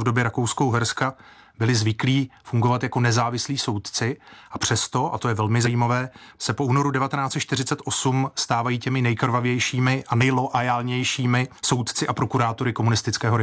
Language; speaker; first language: Czech; native; Czech